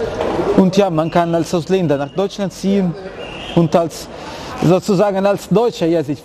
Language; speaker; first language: German; non-native, fluent; Italian